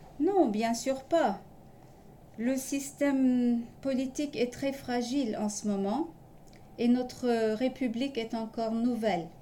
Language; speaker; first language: French; early bilingual, other home language; Turkish